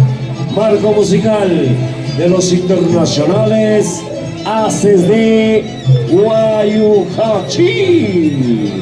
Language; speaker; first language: Spanish; native; Spanish